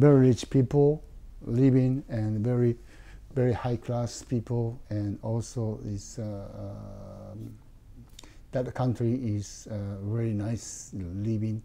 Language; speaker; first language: English; non-native, learner; Japanese